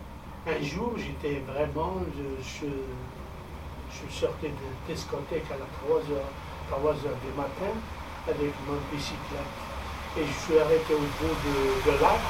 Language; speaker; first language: French; non-native, fluent; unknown